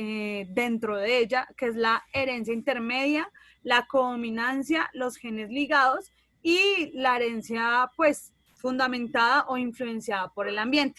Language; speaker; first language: Spanish; native; Spanish